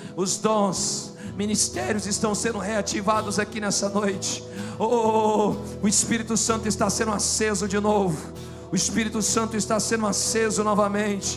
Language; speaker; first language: Portuguese; native; Portuguese